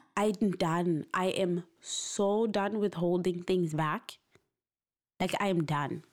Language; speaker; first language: English; non-native, local second language; Shona